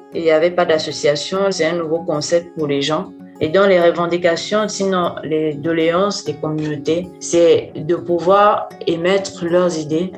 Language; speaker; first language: French; non-native, local second language; Fang